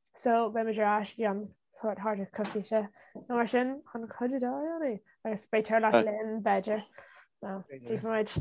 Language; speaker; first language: Irish; native; Irish